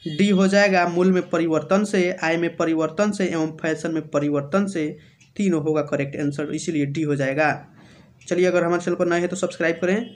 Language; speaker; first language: Hindi; native; Hindi